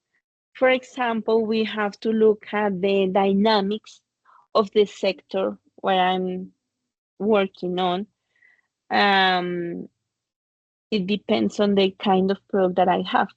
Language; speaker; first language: English; non-native, fluent; Spanish